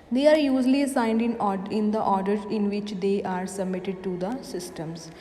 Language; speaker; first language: English; non-native, local second language; Punjabi